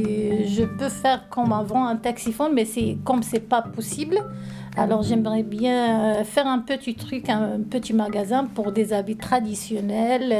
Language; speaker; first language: French; non-native, learner; Arabic